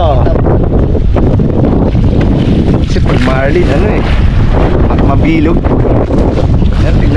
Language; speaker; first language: Filipino; non-native, local second language; Iloko